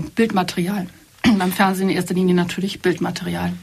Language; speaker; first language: German; native; German